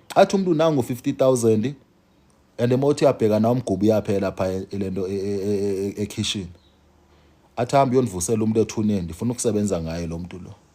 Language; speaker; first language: Zulu; non-native, local second language; Xhosa